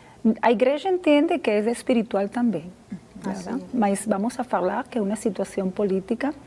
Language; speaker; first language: Portuguese; non-native, fluent; Spanish